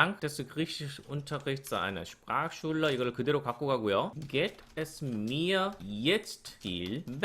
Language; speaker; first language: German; non-native, fluent; Korean